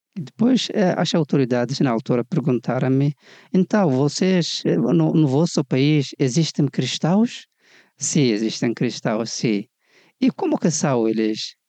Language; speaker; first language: Portuguese; non-native, fluent; Tigrinya